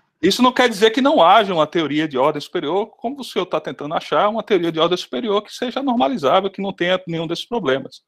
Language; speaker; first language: Portuguese; native; Portuguese